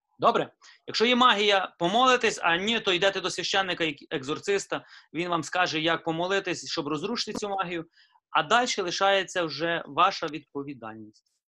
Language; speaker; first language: Ukrainian; native; Ukrainian